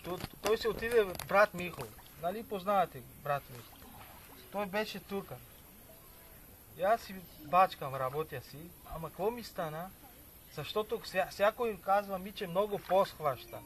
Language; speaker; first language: Bulgarian; non-native, local second language; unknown